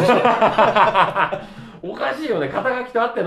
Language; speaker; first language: Japanese; native; Japanese